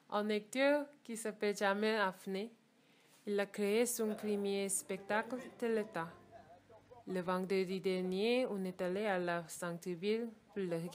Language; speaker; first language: French; non-native, learner; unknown